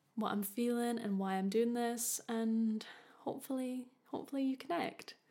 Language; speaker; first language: English; native; English